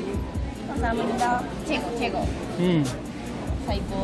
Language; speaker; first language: Korean; non-native, learner; Japanese